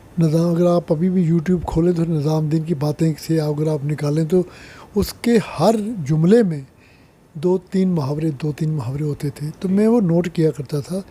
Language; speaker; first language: Hindi; non-native, local second language; Punjabi